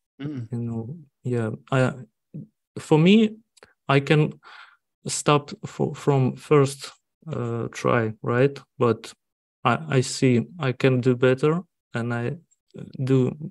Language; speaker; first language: English; non-native, learner; Russian